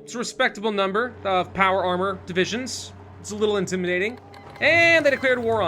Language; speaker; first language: English; native; English